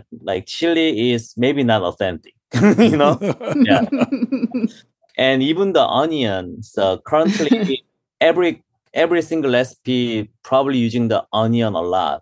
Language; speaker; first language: English; non-native, learner; Korean